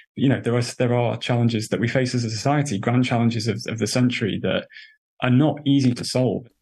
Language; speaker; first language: English; native; English